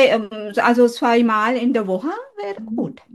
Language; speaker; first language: German; non-native, fluent; Sinhala